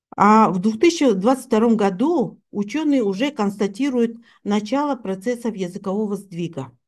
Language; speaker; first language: Russian; non-native, local second language; Tuvinian